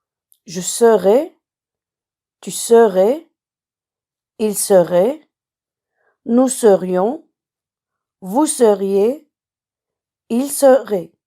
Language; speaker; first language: French; non-native, local second language; Arabic